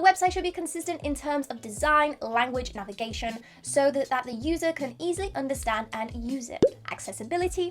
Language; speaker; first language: English; non-native, fluent; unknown